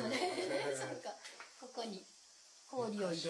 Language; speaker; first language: Japanese; native; Japanese